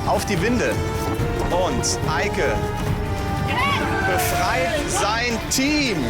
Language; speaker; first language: German; native; German